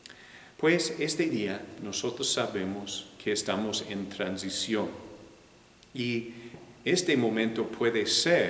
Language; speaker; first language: Spanish; non-native, fluent; English